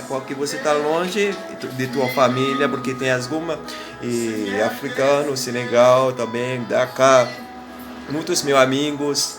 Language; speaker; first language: Portuguese; non-native, learner; Haitian Creole